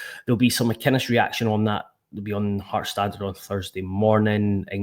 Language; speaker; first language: English; native; English